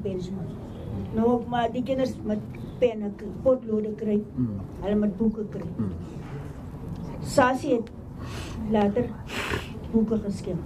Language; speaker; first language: Dutch; non-native, local second language; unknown